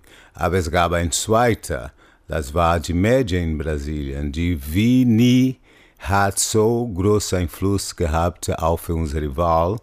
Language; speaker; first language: German; non-native, fluent; Portuguese